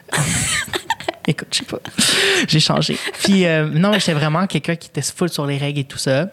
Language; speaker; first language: French; early bilingual, other home language; Spanish